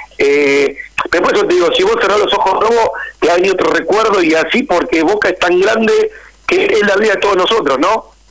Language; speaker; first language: Spanish; native; Spanish